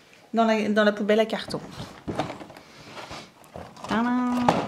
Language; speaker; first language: French; native; French